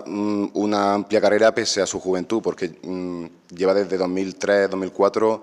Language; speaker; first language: Spanish; native; Spanish